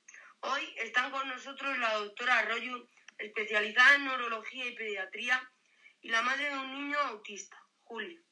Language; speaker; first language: Spanish; native; Spanish